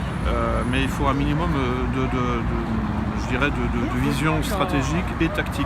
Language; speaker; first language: French; native; French